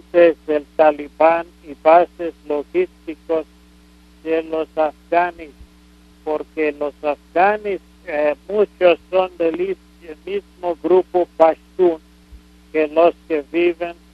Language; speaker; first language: Spanish; non-native, fluent; English